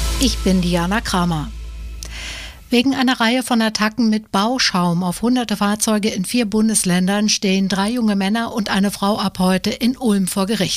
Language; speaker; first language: German; native; German